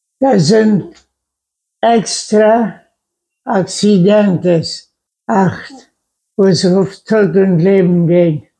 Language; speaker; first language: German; non-native, local second language; Low German